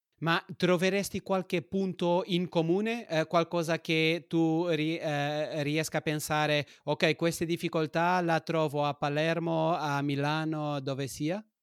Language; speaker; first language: Italian; non-native, fluent; Portuguese